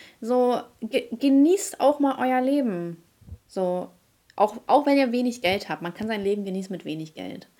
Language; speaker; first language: German; early bilingual, other home language; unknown